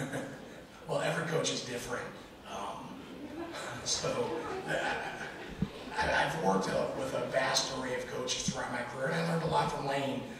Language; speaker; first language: English; native; English